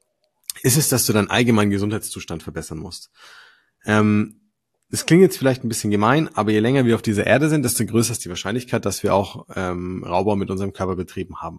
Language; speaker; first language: German; native; German